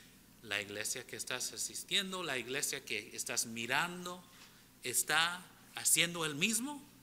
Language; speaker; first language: Spanish; early bilingual, heritage; English